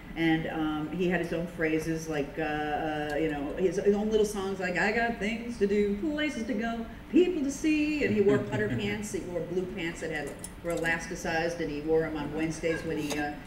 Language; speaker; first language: English; native; English